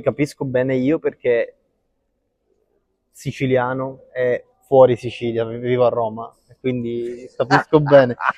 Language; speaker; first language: Italian; native; Italian